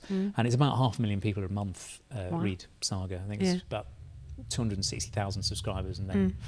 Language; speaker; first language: English; native; English